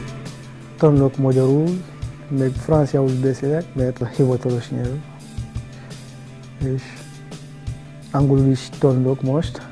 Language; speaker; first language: Hungarian; non-native, learner; Mandingo